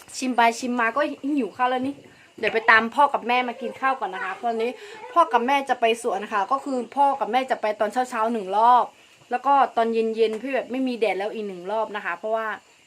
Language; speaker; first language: Thai; non-native, local second language; Karen languages